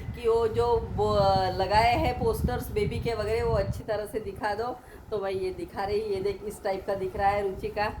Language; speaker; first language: Hindi; non-native, local second language; Marathi